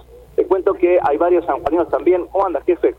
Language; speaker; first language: Spanish; native; Spanish